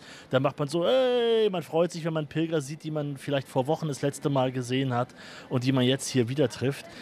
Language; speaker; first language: German; native; German